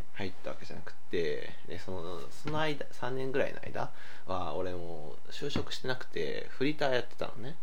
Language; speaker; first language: Japanese; early bilingual, heritage; Japanese